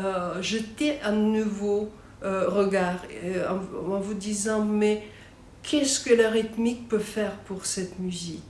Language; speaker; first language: French; non-native, fluent; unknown